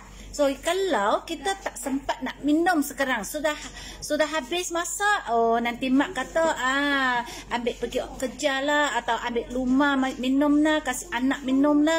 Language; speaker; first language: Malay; non-native, local second language; Min Nan Chinese